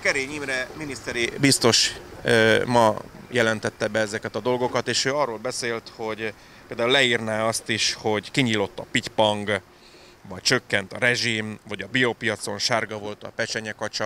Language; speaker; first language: Hungarian; native; Hungarian